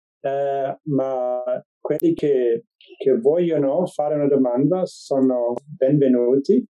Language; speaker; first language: Italian; non-native, fluent; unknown